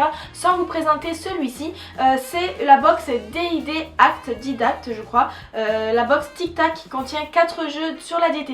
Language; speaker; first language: French; native; French